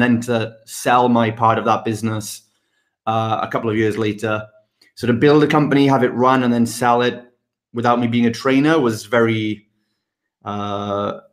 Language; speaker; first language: English; native; English